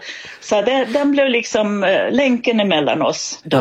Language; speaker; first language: Swedish; native; Swedish